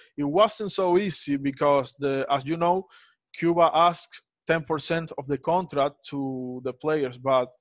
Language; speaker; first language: English; non-native, fluent; Spanish